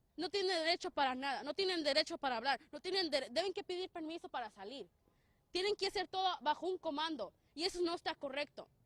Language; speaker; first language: Spanish; early bilingual, heritage; Spanish